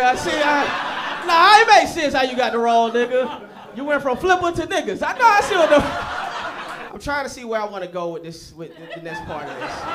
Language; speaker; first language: English; native; English